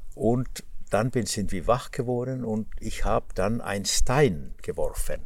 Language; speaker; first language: German; non-native, fluent; Finnish